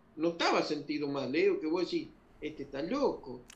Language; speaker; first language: Spanish; early bilingual, other home language; Guarani